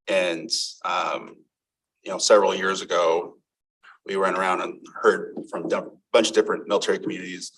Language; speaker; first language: English; native; English